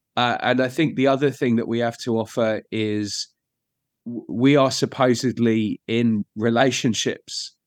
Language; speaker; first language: English; native; English